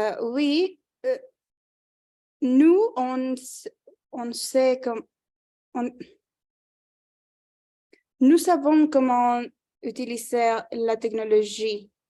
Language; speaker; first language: French; non-native, fluent; Spanish